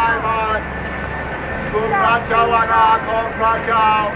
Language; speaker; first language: Thai; non-native, learner; English